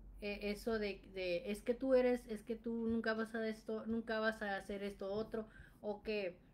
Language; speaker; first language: Spanish; native; Spanish